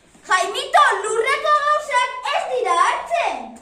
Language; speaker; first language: Basque; non-native, local second language; Spanish